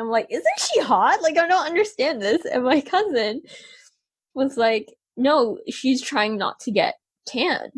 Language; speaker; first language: English; native; English